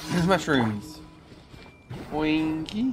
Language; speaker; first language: English; native; English